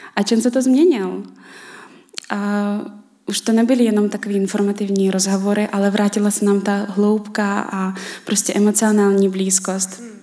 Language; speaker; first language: Czech; non-native, fluent; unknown